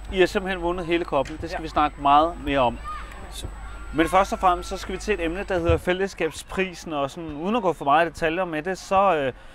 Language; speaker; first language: Danish; native; Danish